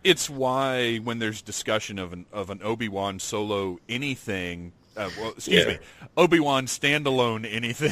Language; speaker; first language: English; native; English